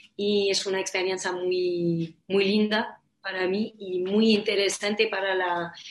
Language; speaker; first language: Spanish; non-native, learner; French